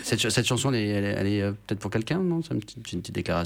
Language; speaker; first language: French; native; French